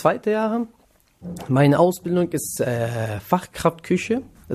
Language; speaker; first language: German; non-native, learner; Kurdish